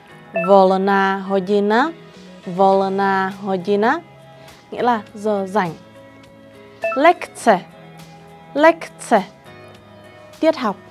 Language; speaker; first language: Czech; non-native, fluent; Vietnamese